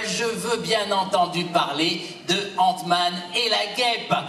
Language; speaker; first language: French; native; French